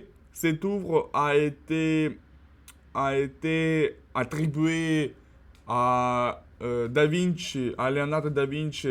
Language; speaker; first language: French; non-native, learner; Russian